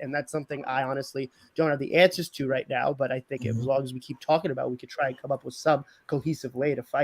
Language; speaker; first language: English; native; English